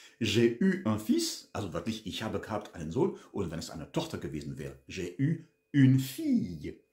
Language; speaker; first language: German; non-native, fluent; French